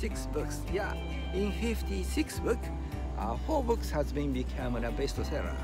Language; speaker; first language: English; non-native, learner; Japanese